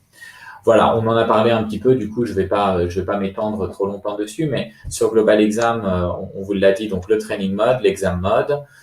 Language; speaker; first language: French; native; French